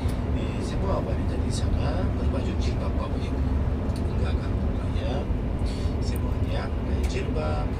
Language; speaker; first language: Indonesian; non-native, fluent; Turkish